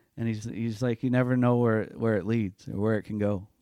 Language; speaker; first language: English; native; English